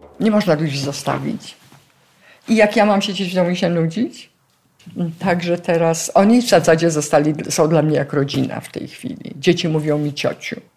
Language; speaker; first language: Polish; native; Polish